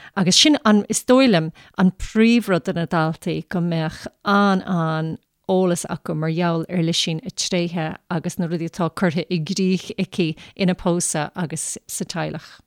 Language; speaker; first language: Irish; native; Irish